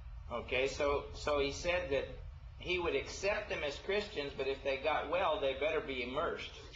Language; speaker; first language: English; native; English